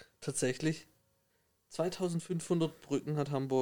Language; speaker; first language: German; native; German